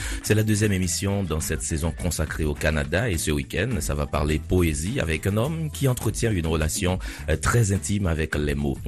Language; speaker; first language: French; non-native, local second language; Haitian Creole